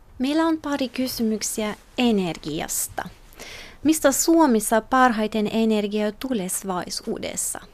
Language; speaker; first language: Finnish; non-native, learner; Ukrainian